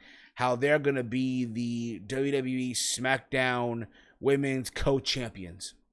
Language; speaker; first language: English; native; English